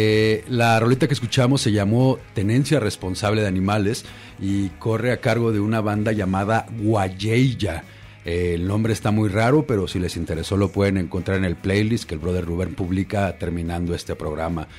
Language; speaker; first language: Spanish; native; Spanish